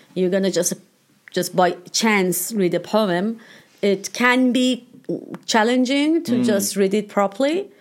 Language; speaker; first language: English; non-native, fluent; Persian